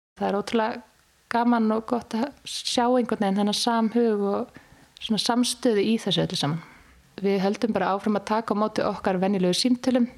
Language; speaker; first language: Icelandic; native; Icelandic